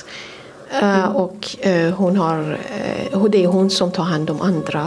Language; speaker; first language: Swedish; non-native, fluent; Kurdish